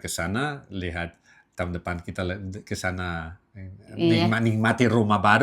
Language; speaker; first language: Indonesian; non-native, learner; Catalan